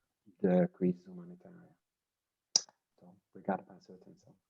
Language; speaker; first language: Portuguese; non-native, learner; English